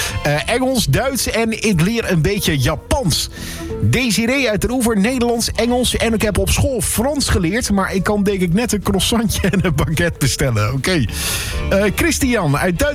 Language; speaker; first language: Dutch; native; Dutch